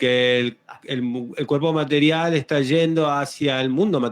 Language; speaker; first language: Spanish; native; Spanish